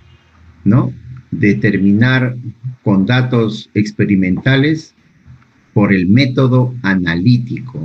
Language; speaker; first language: Spanish; native; Spanish